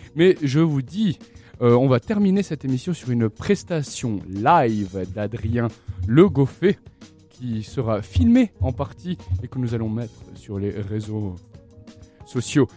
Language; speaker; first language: French; native; French